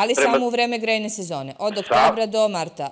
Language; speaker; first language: Serbian; native; Serbian